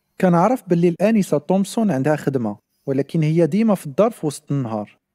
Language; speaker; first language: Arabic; non-native, learner; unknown